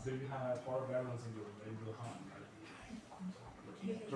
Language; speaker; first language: English; non-native, learner; Spanish